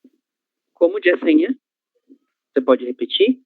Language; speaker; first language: Portuguese; native; Portuguese